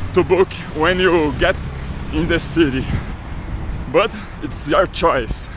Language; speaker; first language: English; non-native, learner; Portuguese